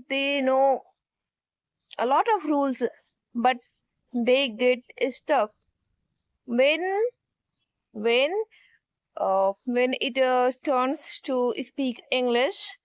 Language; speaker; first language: English; non-native, learner; Hindi